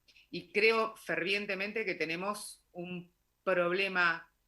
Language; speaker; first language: Spanish; native; Spanish